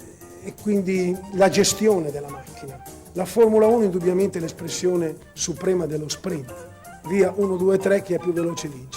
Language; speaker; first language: Italian; native; Italian